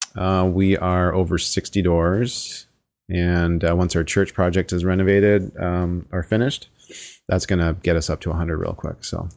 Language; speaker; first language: English; native; English